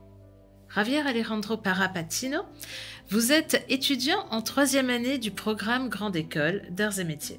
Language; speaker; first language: French; native; French